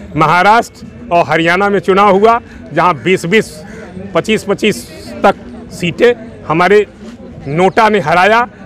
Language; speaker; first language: Hindi; native; Hindi